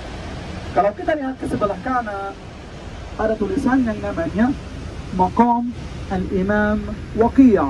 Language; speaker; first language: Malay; non-native, fluent; Arabic